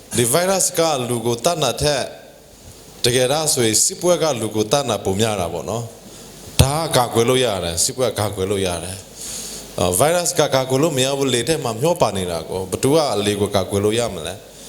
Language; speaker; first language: Burmese; non-native, local second language; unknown